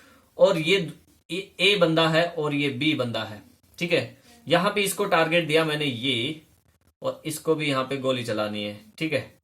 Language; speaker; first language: Hindi; native; Hindi